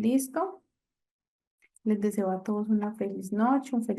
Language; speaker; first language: Spanish; native; Spanish